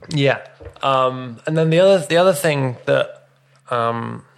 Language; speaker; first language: English; native; English